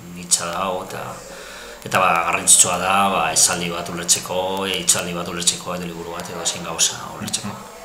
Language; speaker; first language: Basque; non-native, local second language; Spanish